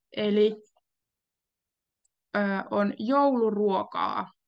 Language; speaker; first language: Finnish; native; Finnish